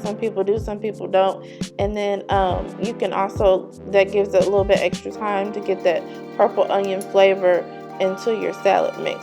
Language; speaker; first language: English; native; English